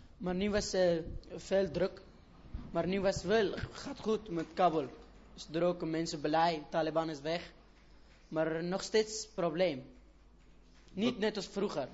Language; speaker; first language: Dutch; non-native, learner; Persian